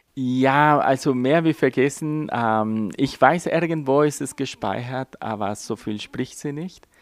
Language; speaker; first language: German; non-native, fluent; Spanish